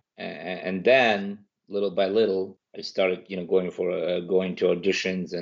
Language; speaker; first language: English; non-native, fluent; Ukrainian